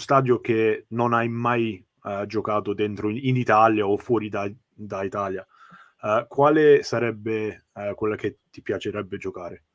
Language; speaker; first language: Italian; early bilingual, heritage; English